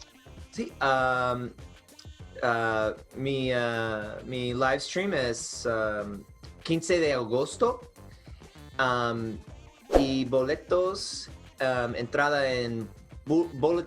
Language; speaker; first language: Spanish; non-native, learner; English